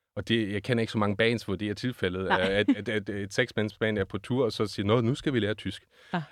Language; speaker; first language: Danish; non-native, fluent; German